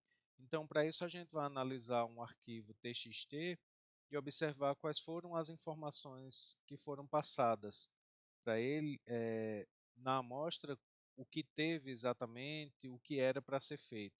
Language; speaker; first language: Portuguese; native; Portuguese